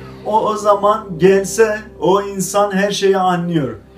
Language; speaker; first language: Turkish; non-native, learner; Azerbaijani